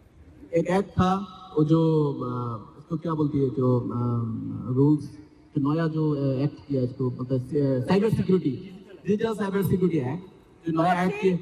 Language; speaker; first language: Hindi; non-native, learner; Bangla